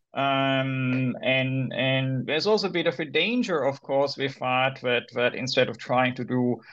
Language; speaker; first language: English; non-native, fluent; German